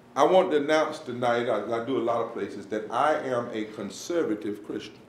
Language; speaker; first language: English; native; English